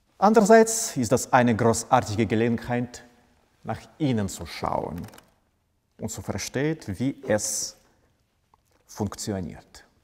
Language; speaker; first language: German; non-native, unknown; Ukrainian